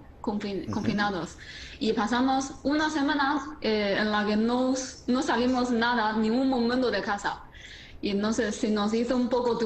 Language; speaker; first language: Spanish; non-native, fluent; Chinese